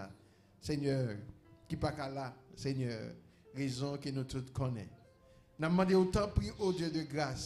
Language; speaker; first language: French; non-native, local second language; Haitian Creole